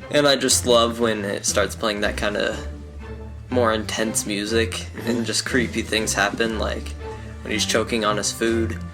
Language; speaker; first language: English; native; English